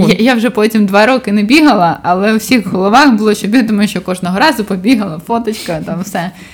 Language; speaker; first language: Ukrainian; non-native, local second language; Russian